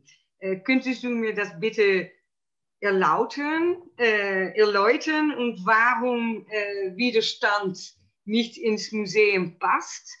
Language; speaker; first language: German; non-native, fluent; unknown